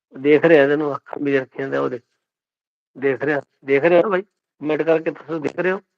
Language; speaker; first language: Hindi; non-native, local second language; Punjabi